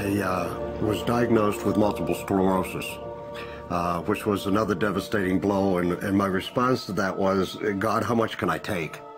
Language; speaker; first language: English; native; English